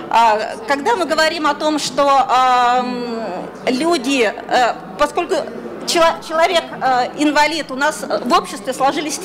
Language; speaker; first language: Russian; native; Russian